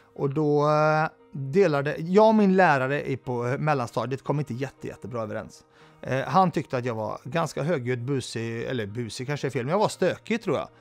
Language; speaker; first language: Swedish; early bilingual, other home language; Arabic